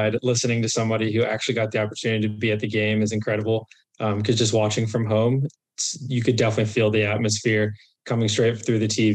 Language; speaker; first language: English; native; English